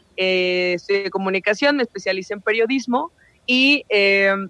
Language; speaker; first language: Spanish; native; Spanish